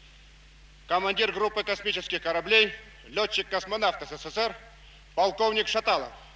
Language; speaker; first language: Russian; native; Russian